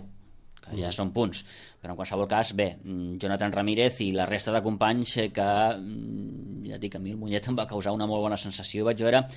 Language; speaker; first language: Catalan; native; Catalan